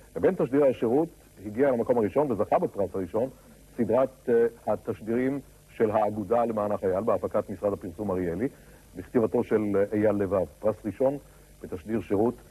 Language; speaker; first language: Hebrew; native; Hebrew